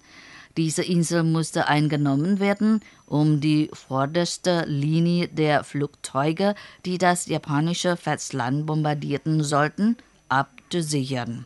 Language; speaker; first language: German; non-native, fluent; Indonesian